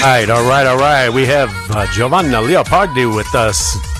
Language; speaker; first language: English; native; English